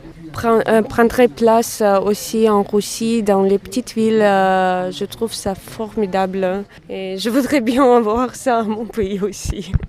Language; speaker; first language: French; non-native, fluent; Russian